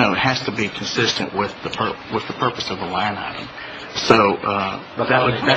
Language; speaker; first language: English; native; English